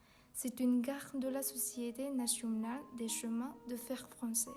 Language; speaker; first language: French; non-native, learner; Vietnamese